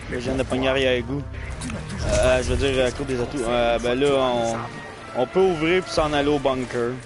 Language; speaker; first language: French; native; French